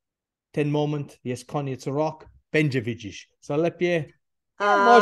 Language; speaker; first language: Polish; non-native, learner; English